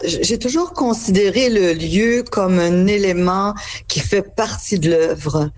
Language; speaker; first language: French; native; French